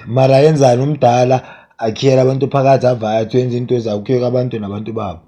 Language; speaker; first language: Zulu; native; Zulu